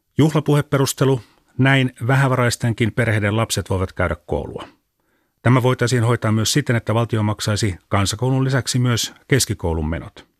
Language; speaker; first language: Finnish; native; Finnish